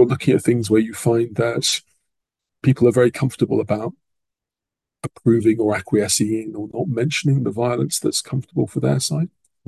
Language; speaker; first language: English; native; English